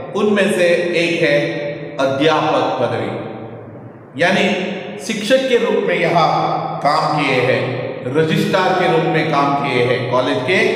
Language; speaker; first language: Hindi; non-native, local second language; Kannada